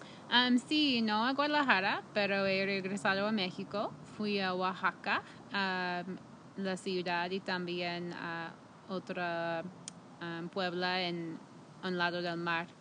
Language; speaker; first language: Spanish; non-native, fluent; English